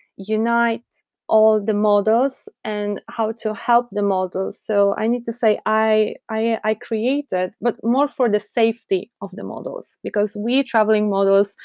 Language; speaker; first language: English; non-native, fluent; Polish